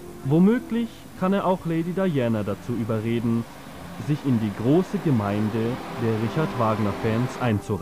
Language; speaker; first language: German; native; German